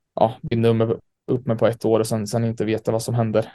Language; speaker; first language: Swedish; native; Swedish